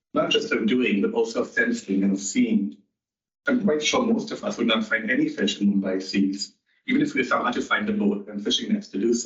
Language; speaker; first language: English; non-native, local second language; Hindi